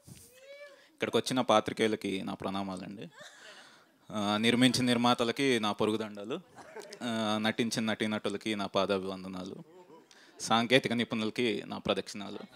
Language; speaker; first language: Telugu; native; Telugu